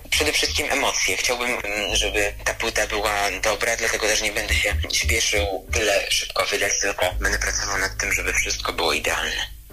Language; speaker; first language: Polish; early bilingual, other home language; Armenian